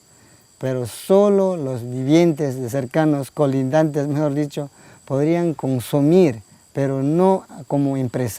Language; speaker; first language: Spanish; non-native, local second language; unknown